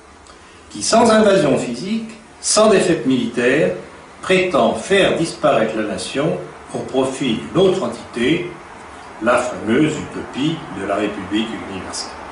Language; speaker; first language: French; native; French